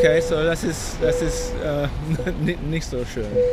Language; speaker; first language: German; non-native, learner; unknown